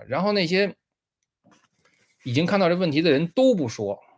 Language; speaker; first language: Chinese; native; Chinese